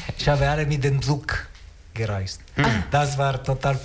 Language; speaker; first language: German; non-native, learner; Italian